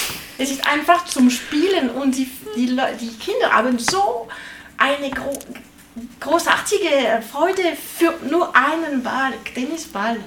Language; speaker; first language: German; non-native, learner; French